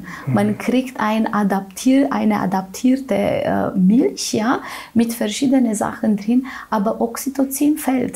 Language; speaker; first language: German; non-native, fluent; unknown